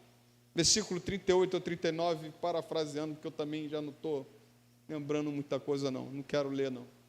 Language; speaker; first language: Portuguese; native; Portuguese